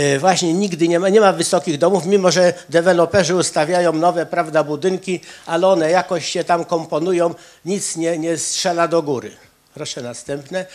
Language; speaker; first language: Polish; native; Polish